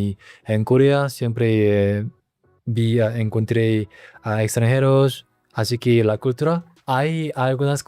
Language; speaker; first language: Spanish; non-native, learner; Korean